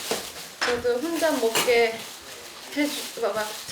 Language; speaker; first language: Korean; non-native, fluent; Chinese